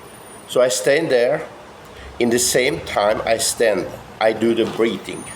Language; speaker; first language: English; non-native, fluent; Norwegian